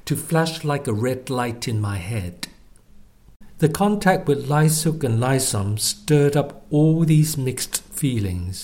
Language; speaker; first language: English; non-native, local second language; Cantonese